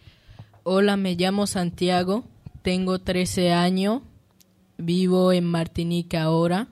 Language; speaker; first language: Spanish; early bilingual, heritage; Spanish